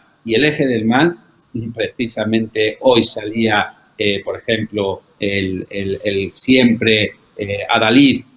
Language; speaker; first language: Spanish; native; Spanish